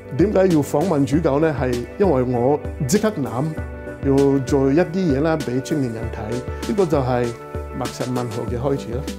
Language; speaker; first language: Cantonese; non-native, fluent; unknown